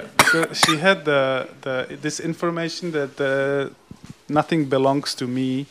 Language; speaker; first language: English; non-native, fluent; Czech